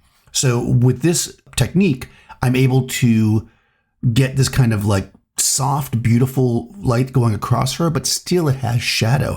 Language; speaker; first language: English; native; English